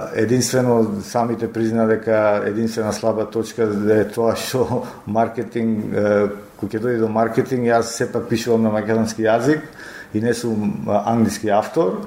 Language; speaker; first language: Macedonian; native; Macedonian